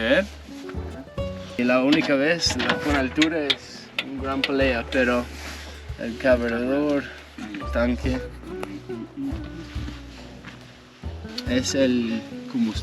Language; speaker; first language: Spanish; non-native, learner; English